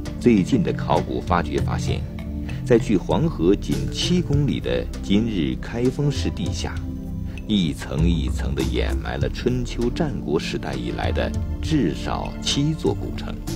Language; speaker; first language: Chinese; native; Chinese